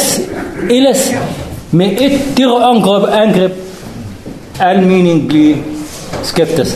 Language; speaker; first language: Danish; non-native, learner; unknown